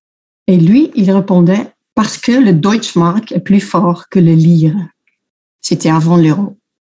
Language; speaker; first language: French; non-native, fluent; Dutch